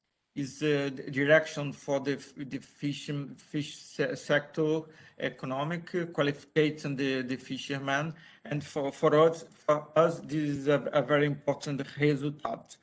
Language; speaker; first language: English; non-native, learner; Portuguese